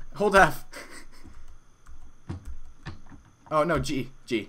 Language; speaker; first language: English; native; English